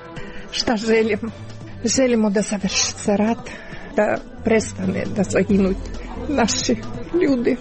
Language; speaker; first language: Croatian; non-native, learner; Ukrainian